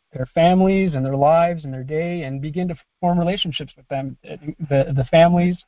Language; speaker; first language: English; native; English